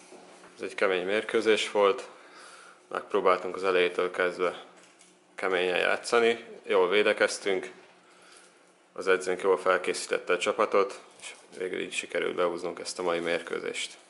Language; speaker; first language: Hungarian; native; Hungarian